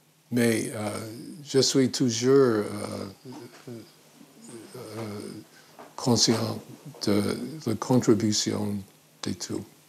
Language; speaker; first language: French; non-native, fluent; English